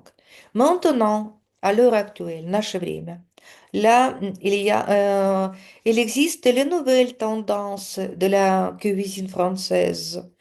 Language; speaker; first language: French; non-native, fluent; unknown